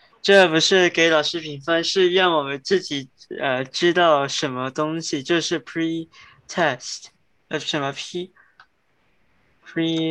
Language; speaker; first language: Chinese; early bilingual, heritage; Chinese